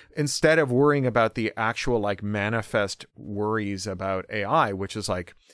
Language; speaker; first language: English; native; English